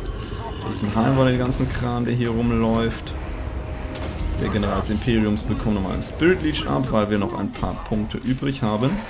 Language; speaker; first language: German; native; German